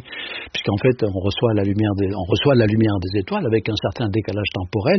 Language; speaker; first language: French; native; French